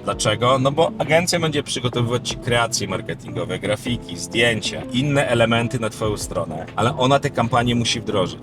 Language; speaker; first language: Polish; native; Polish